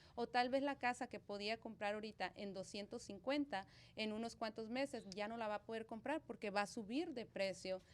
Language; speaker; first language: Spanish; early bilingual, other home language; English